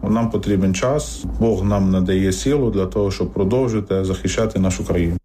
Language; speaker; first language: Ukrainian; non-native, fluent; Arabic